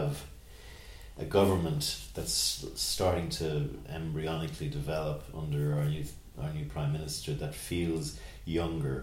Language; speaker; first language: English; native; English